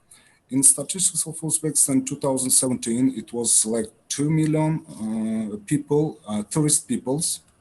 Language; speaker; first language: English; non-native, learner; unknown